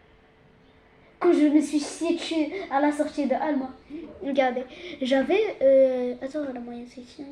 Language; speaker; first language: French; early bilingual, other home language; Arabic